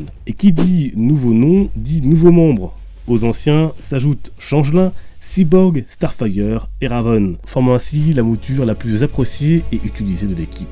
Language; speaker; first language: French; native; French